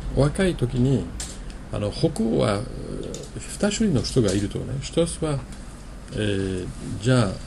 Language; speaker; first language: Japanese; non-native, fluent; French